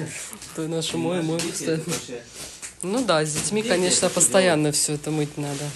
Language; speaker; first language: Russian; native; Russian